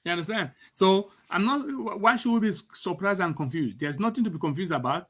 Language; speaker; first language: English; non-native, local second language; Yoruba